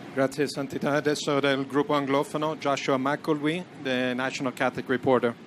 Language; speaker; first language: Italian; non-native, fluent; English